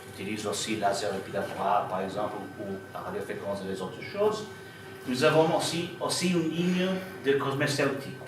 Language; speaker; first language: French; non-native, fluent; Italian